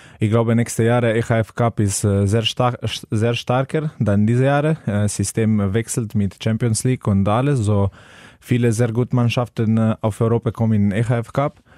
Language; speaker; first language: German; non-native, learner; Slovenian